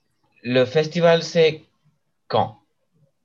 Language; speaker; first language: French; non-native, learner; Spanish